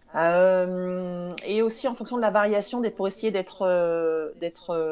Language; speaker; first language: French; native; French